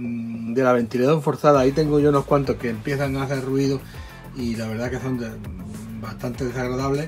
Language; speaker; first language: Spanish; native; Spanish